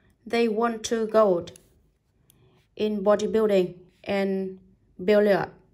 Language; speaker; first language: English; non-native, fluent; Vietnamese